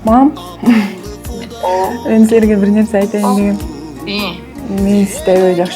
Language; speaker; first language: Kazakh; non-native, local second language; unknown